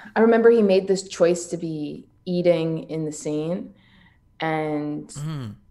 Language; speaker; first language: English; native; English